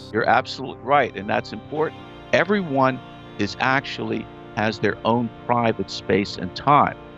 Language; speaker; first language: English; native; English